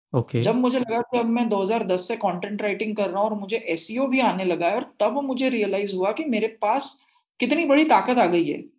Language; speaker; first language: Hindi; non-native, local second language; Marathi